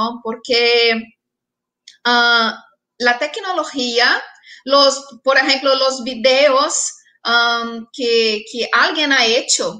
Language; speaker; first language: Spanish; non-native, fluent; Portuguese